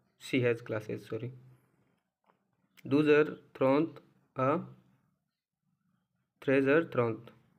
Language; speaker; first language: English; non-native, local second language; Hindi